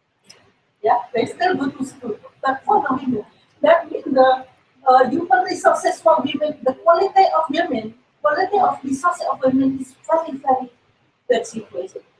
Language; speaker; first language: English; non-native, learner; Indonesian